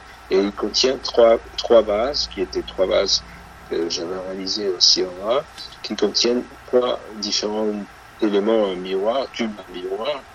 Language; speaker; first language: French; non-native, fluent; Spanish